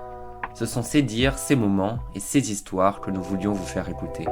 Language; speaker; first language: French; native; French